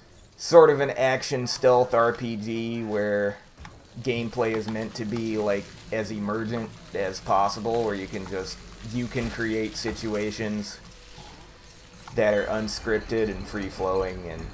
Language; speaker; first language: English; native; English